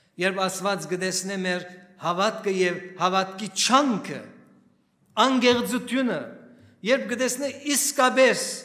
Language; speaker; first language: Armenian; early bilingual, heritage; Armenian